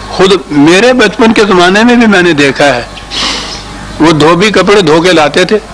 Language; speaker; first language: Urdu; non-native, local second language; Punjabi